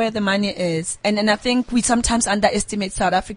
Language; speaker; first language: English; non-native, local second language; Southern Sotho